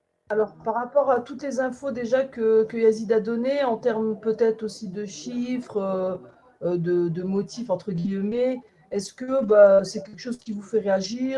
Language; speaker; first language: French; native; French